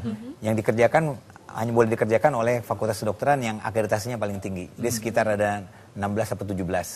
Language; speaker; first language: Indonesian; native; Indonesian